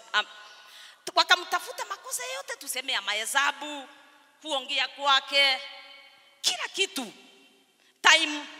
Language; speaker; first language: Swahili; non-native, local second language; Kikuyu